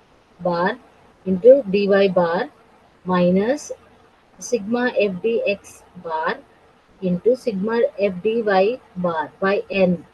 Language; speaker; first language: English; non-native, local second language; Telugu